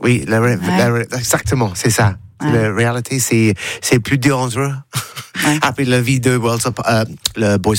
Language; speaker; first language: French; non-native, learner; English